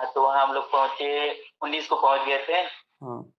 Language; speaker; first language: Hindi; native; Hindi